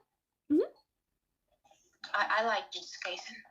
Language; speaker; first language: English; non-native, learner; French